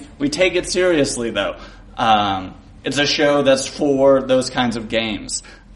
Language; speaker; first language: English; native; English